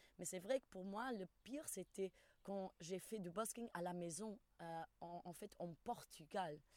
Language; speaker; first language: French; non-native, fluent; Portuguese